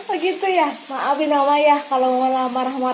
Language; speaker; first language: Indonesian; native; Indonesian